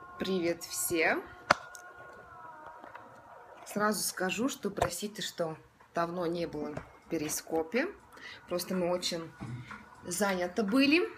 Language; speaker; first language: Russian; non-native, local second language; Estonian